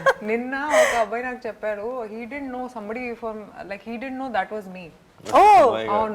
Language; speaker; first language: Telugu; non-native, fluent; Hindi